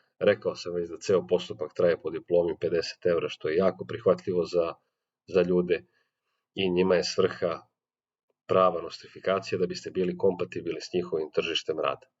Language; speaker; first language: Bosnian; native; Bosnian